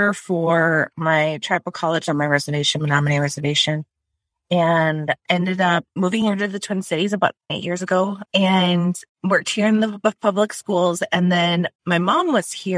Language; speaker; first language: English; native; English